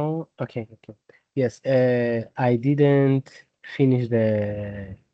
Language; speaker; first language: English; non-native, learner; Portuguese